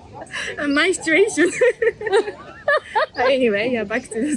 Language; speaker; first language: English; non-native, fluent; Japanese